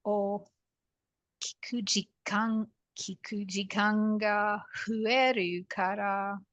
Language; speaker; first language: Japanese; non-native, learner; English